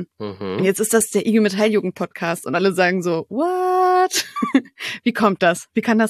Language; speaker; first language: German; native; German